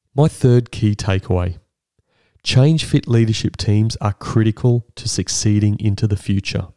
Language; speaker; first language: English; native; English